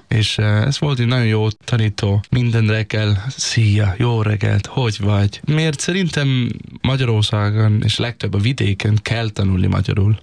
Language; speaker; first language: Hungarian; non-native, learner; Danish